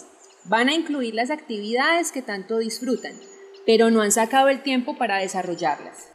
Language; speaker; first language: Spanish; native; Spanish